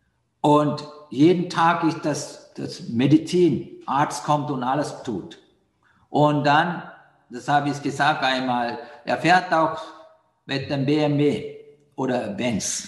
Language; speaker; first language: German; non-native, learner; Sinhala